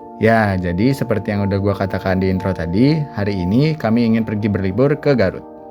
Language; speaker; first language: Indonesian; native; Indonesian